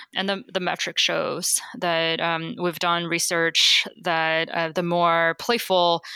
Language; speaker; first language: English; non-native, fluent; Chinese